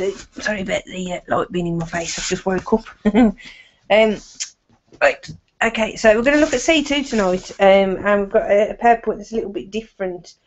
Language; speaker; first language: English; native; English